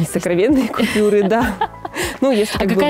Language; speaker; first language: Russian; native; Russian